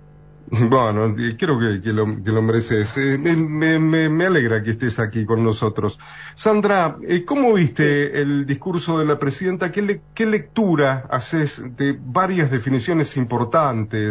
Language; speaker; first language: Spanish; native; Spanish